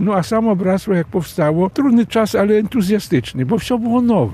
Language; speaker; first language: Polish; non-native, local second language; Belarusian